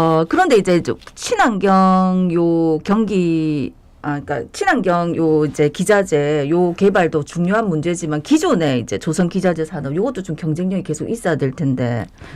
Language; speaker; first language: Korean; native; Korean